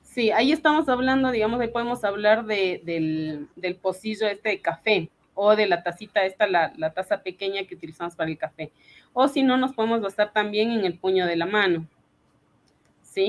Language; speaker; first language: Spanish; native; Spanish